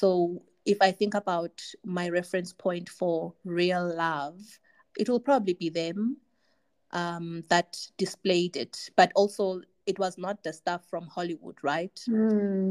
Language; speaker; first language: English; non-native, local second language; Zulu